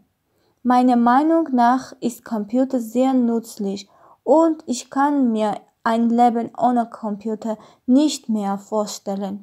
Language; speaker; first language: German; non-native, learner; Armenian